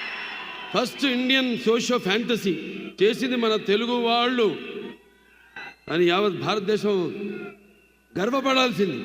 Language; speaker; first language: Telugu; native; Telugu